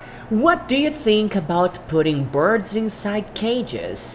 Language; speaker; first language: English; non-native, fluent; Portuguese